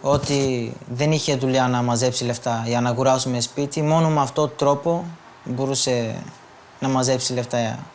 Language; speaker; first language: Greek; non-native, local second language; Bulgarian